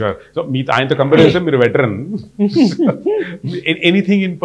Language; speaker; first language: Telugu; native; Telugu